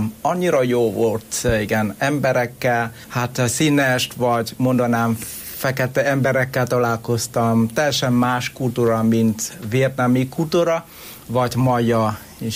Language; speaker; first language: Hungarian; non-native, learner; Vietnamese